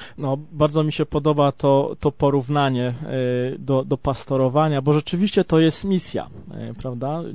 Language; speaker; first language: Polish; native; Polish